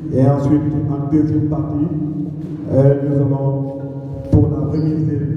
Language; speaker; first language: French; non-native, local second language; Wolof